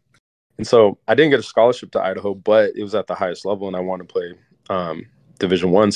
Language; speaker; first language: English; native; English